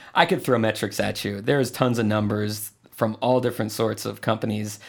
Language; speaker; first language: English; non-native, fluent; Spanish